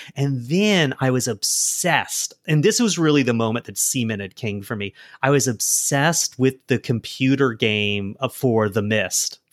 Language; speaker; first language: English; native; English